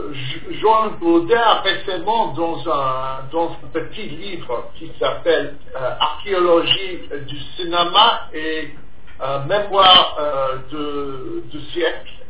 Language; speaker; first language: French; non-native, fluent; English